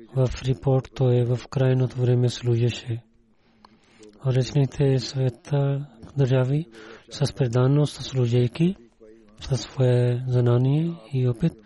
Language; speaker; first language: Bulgarian; non-native, learner; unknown